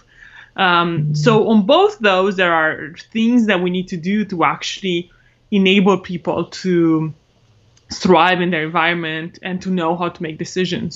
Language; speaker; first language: English; non-native, fluent; Romanian